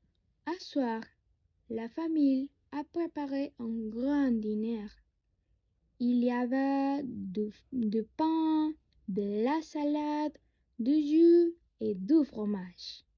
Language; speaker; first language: French; non-native, learner; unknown